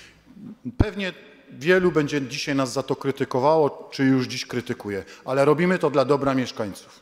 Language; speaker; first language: Polish; native; Polish